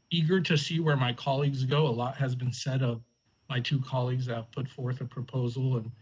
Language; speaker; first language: English; native; English